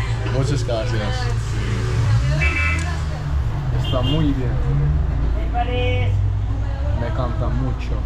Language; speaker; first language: Spanish; non-native, learner; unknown